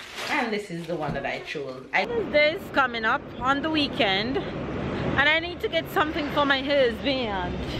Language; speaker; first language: English; native; English